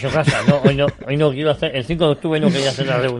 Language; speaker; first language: Spanish; native; Spanish